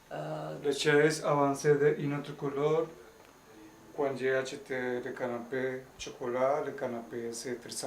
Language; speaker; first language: French; non-native, learner; Spanish